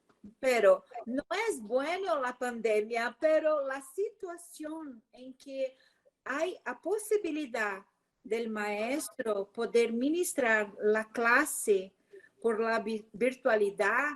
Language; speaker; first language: Spanish; non-native, fluent; Portuguese